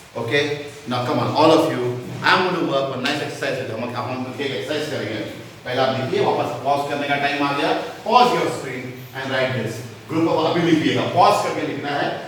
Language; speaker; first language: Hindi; non-native, local second language; Konkani